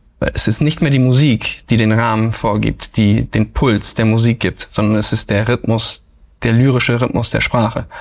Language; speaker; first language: German; native; German